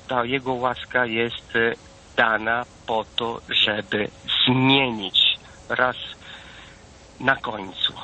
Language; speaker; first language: Polish; non-native, fluent; Italian